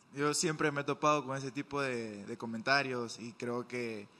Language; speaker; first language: Spanish; native; Spanish